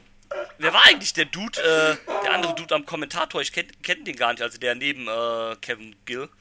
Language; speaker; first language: German; native; German